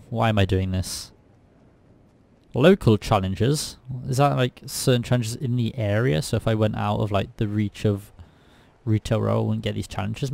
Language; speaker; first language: English; native; English